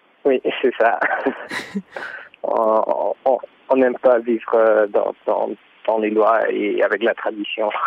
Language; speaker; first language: French; non-native, fluent; Burmese